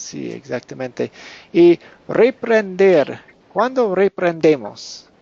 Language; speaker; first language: Spanish; non-native, fluent; English